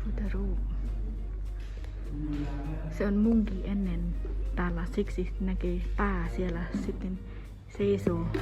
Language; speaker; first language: Finnish; non-native, learner; Thai